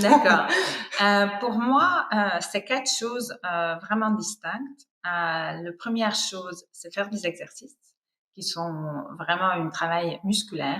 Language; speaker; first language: French; non-native, fluent; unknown